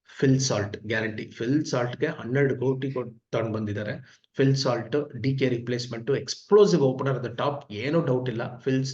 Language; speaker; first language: Kannada; non-native, local second language; Tamil